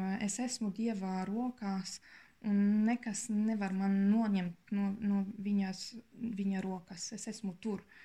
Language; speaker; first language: Latvian; non-native, learner; German